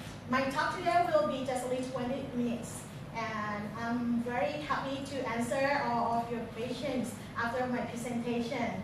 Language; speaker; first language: English; non-native, fluent; Thai